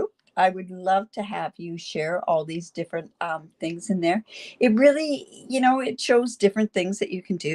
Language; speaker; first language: English; native; English